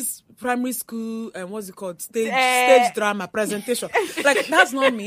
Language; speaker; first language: English; non-native, local second language; Igbo